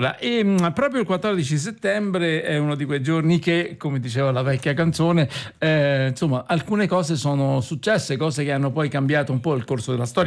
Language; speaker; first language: Italian; native; Italian